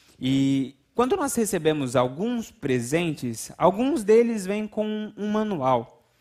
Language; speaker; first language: Portuguese; native; Portuguese